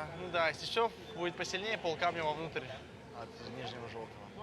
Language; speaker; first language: Russian; native; Russian